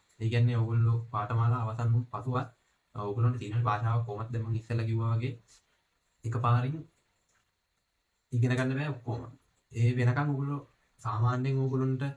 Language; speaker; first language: Sinhala; non-native, local second language; Tamil